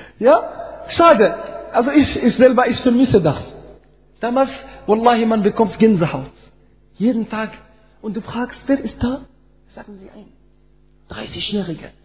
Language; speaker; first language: German; non-native, fluent; Arabic